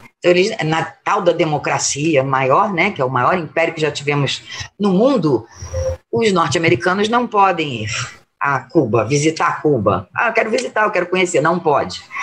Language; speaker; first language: Portuguese; native; Portuguese